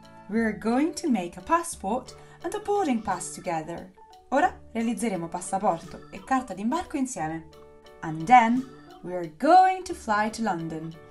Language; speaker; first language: English; non-native, fluent; Italian